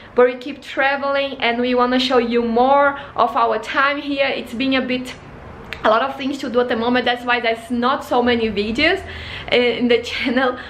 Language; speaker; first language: English; non-native, fluent; Portuguese